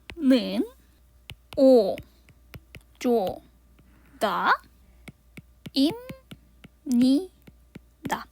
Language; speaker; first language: Korean; non-native, fluent; Tajik